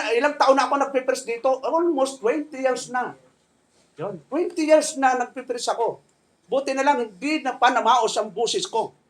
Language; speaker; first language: Filipino; native; Filipino